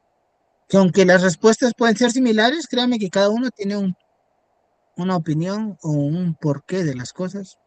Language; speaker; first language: Spanish; native; Spanish